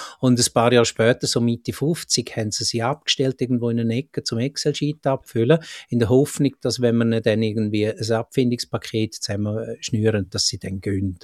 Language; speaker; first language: German; native; German